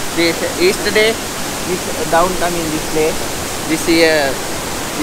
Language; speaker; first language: English; non-native, learner; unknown